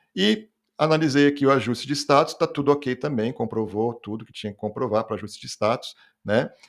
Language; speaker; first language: Portuguese; native; Portuguese